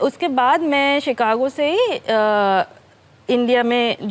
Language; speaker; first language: Hindi; non-native, local second language; Bangla